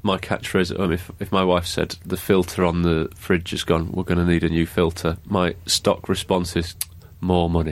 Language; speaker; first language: English; native; English